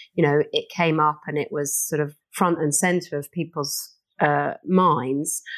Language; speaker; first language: English; native; English